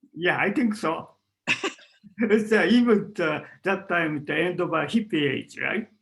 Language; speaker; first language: English; non-native, learner; Japanese